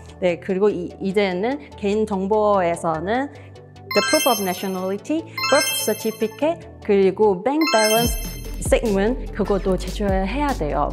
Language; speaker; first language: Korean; non-native, fluent; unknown